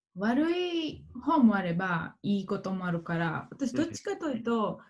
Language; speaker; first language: Japanese; non-native, fluent; Georgian